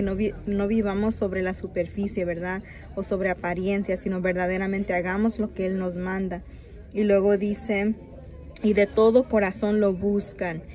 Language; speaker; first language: Spanish; early bilingual, heritage; Spanish